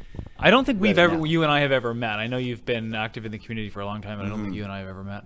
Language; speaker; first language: English; native; English